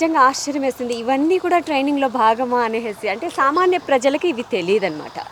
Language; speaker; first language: Telugu; native; Telugu